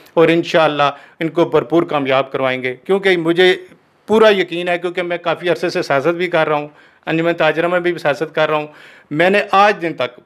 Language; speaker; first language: Urdu; non-native, local second language; Pahari-Potwari